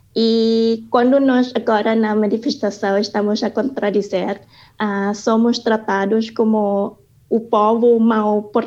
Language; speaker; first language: Portuguese; non-native, fluent; Thai